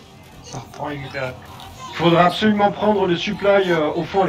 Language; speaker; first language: French; native; French